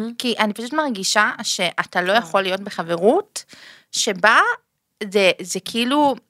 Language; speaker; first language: Hebrew; early bilingual, other home language; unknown